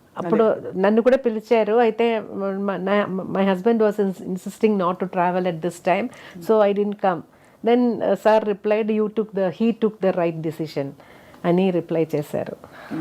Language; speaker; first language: Telugu; non-native, fluent; Malayalam